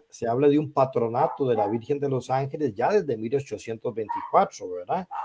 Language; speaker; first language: Spanish; native; Spanish